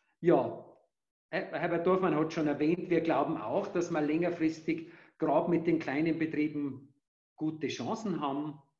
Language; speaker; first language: German; native; German